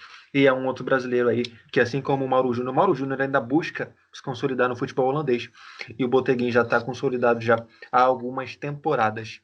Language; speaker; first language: Portuguese; native; Portuguese